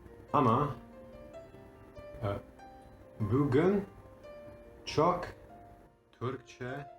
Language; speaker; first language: Turkish; non-native, learner; English